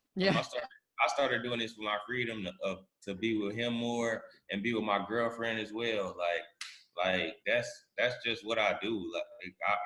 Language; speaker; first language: English; native; English